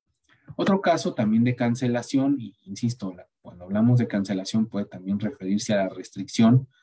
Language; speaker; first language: Spanish; native; Spanish